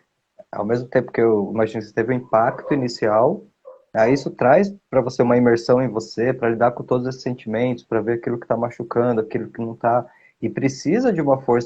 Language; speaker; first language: Portuguese; native; Portuguese